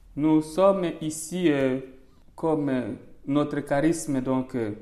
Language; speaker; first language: French; non-native, local second language; Swahili